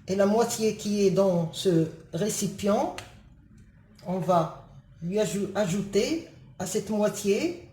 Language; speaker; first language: French; non-native, local second language; Arabic